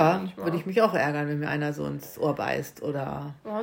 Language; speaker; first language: German; native; German